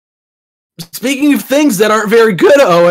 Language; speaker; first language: English; native; English